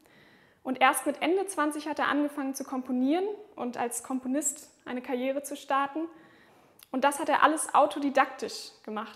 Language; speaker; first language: German; native; German